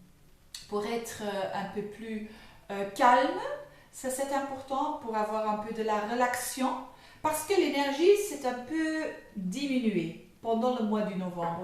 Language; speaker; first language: French; non-native, fluent; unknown